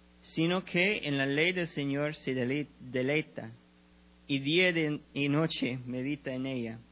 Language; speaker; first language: Spanish; non-native, learner; English